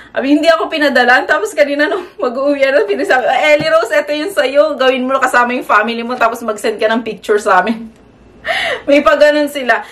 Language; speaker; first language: Filipino; native; Filipino